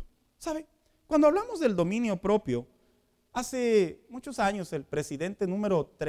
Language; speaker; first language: Spanish; native; Spanish